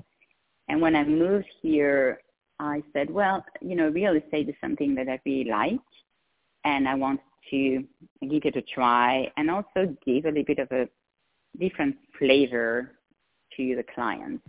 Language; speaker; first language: English; non-native, fluent; French